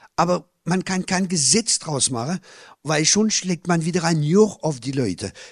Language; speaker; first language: German; non-native, fluent; French